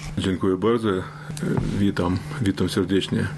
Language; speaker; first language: Polish; non-native, learner; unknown